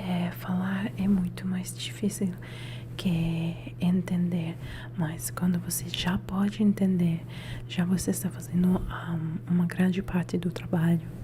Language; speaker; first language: Portuguese; non-native, learner; Italian